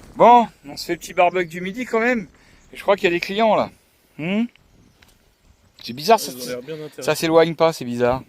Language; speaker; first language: French; native; French